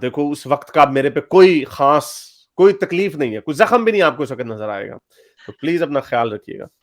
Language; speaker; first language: Urdu; native; Urdu